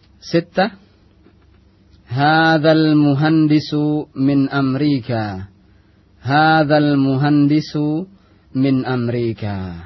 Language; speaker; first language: Arabic; non-native, fluent; Indonesian